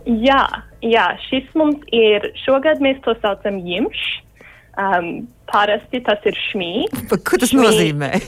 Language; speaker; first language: Latvian; early bilingual, heritage; Latvian